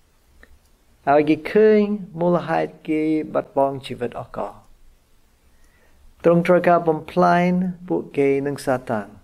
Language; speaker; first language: Khmer; non-native, fluent; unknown